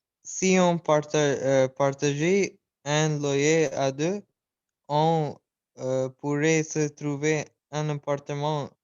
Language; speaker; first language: French; non-native, learner; Arabic